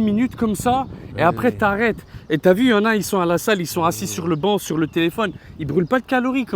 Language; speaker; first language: French; native; French